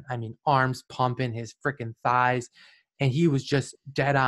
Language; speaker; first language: English; native; English